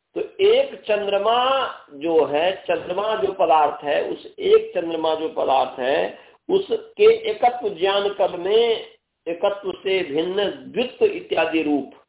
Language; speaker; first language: Hindi; native; Hindi